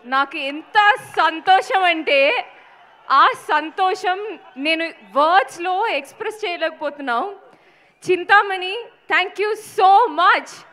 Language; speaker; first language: Telugu; non-native, fluent; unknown